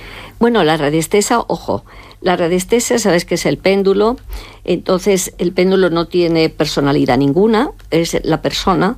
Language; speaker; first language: Spanish; native; Spanish